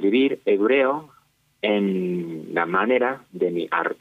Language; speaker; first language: Spanish; non-native, fluent; Japanese